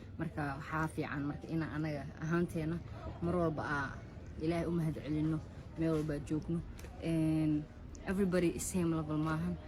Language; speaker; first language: Somali; early bilingual, heritage; Somali